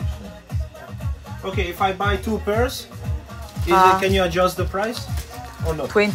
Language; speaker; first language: English; non-native, fluent; Bosnian